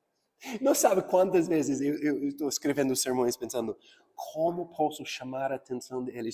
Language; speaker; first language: Portuguese; non-native, fluent; English